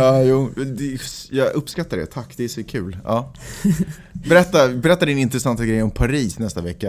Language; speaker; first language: Swedish; native; Swedish